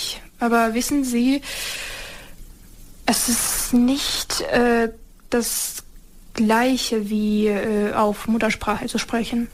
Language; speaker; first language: German; non-native, learner; Ukrainian